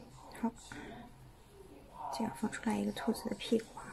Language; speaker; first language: Chinese; native; Chinese